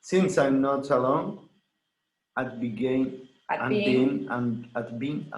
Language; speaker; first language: English; non-native, learner; Spanish